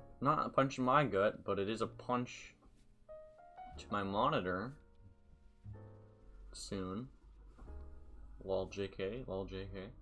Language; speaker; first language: English; native; English